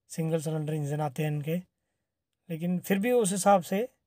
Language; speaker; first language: Hindi; native; Hindi